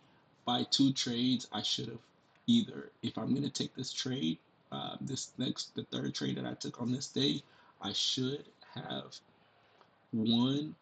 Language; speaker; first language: English; native; English